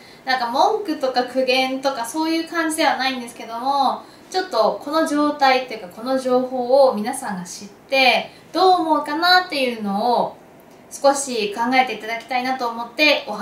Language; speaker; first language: Japanese; native; Japanese